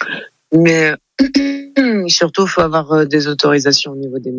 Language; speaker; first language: French; native; French